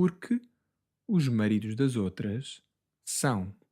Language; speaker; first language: Portuguese; non-native, fluent; English